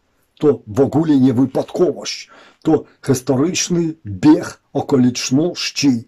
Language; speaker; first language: Polish; non-native, fluent; Ukrainian